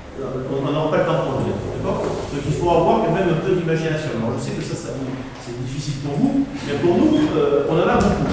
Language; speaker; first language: French; native; French